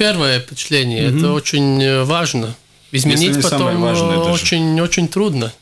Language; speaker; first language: Russian; non-native, local second language; Latvian